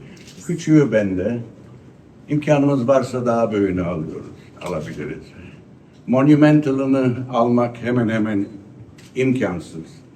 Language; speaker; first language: Turkish; early bilingual, heritage; Turkish